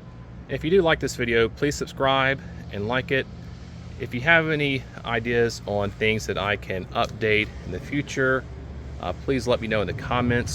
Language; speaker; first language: English; native; English